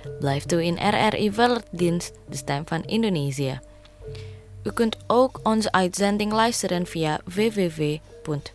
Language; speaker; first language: Dutch; non-native, fluent; Indonesian